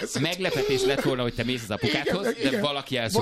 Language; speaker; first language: Hungarian; native; Hungarian